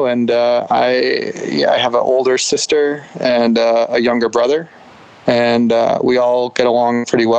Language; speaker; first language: English; native; English